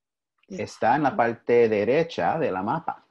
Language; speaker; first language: Spanish; early bilingual, heritage; English